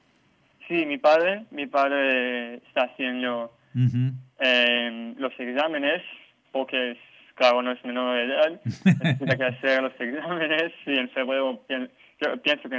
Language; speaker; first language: Spanish; non-native, learner; Hebrew